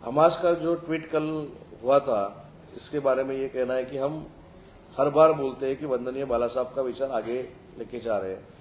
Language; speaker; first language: Hindi; non-native, local second language; Marathi